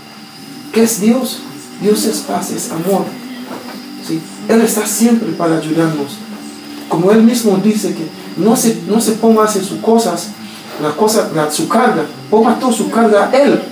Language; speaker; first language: Spanish; non-native, learner; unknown